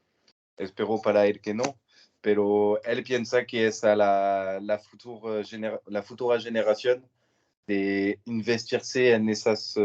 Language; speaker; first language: Spanish; non-native, learner; French